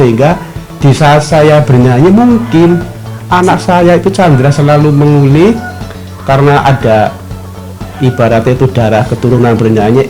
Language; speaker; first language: Indonesian; non-native, local second language; Javanese